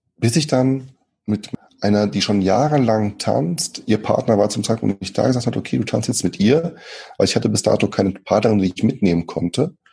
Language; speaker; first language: German; early bilingual, other home language; Portuguese